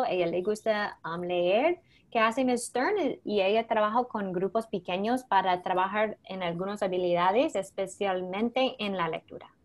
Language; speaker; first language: Spanish; non-native, fluent; English